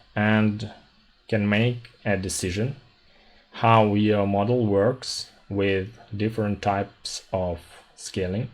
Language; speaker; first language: English; non-native, fluent; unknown